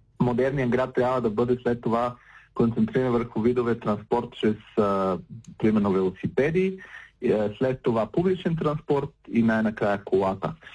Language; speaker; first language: Bulgarian; native; Bulgarian